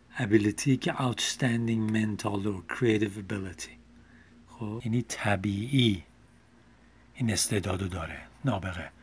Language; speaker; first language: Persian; native; Persian